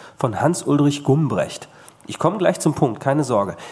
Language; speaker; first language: German; native; German